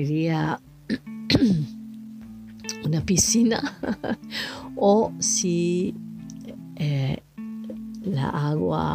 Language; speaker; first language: Spanish; non-native, learner; French